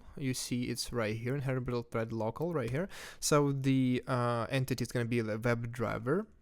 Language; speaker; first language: English; non-native, fluent; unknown